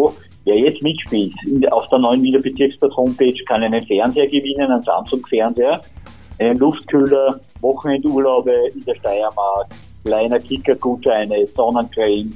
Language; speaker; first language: German; native; German